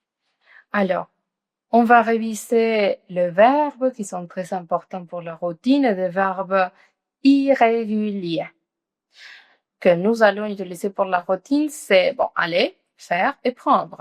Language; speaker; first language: French; non-native, fluent; Spanish